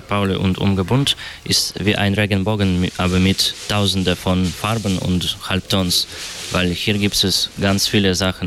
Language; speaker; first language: German; non-native, learner; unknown